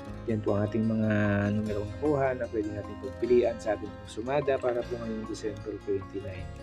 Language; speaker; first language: Filipino; native; Filipino